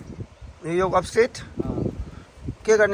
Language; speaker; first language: Nepali; non-native, learner; Tibetan